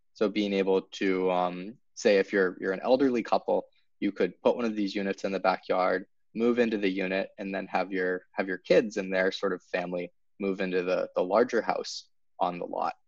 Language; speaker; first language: English; native; English